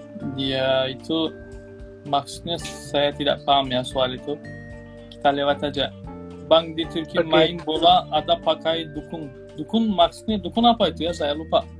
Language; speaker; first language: Indonesian; non-native, fluent; Turkish